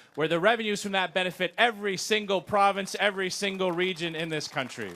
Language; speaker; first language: English; native; English